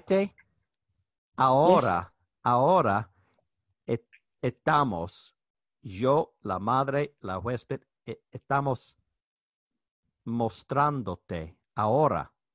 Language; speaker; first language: Spanish; non-native, learner; English